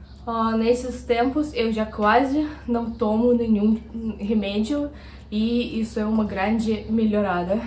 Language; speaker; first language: Portuguese; non-native, fluent; Russian